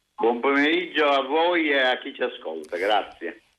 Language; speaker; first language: Italian; native; Italian